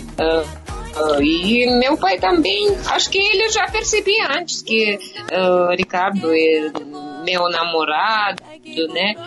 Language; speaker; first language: Portuguese; non-native, learner; Russian